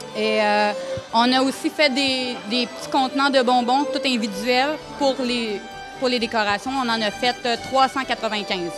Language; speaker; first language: French; native; French